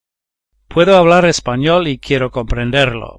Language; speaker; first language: Spanish; non-native, learner; English